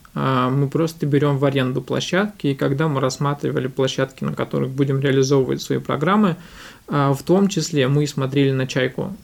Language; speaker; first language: Russian; native; Russian